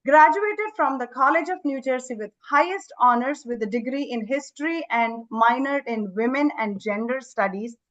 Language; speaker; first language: English; non-native, local second language; Kannada